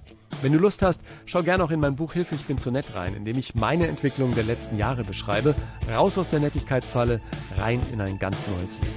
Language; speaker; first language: German; native; German